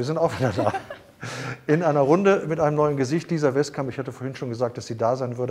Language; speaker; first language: German; native; German